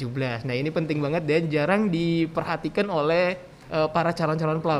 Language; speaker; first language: Indonesian; native; Indonesian